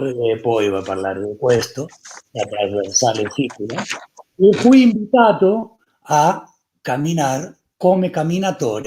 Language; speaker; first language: Italian; non-native, learner; Spanish